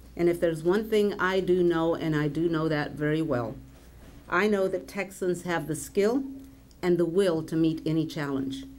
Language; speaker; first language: English; early bilingual, other home language; Spanish